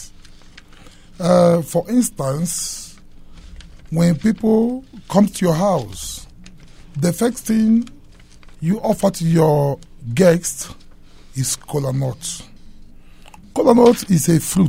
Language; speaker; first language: English; non-native, local second language; Igbo